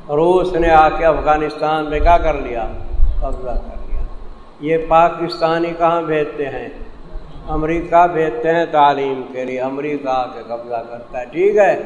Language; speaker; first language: Urdu; non-native, local second language; Punjabi